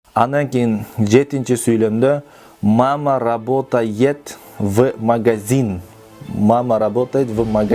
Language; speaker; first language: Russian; non-native, fluent; Kyrgyz